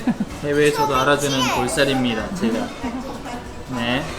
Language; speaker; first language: Korean; native; Korean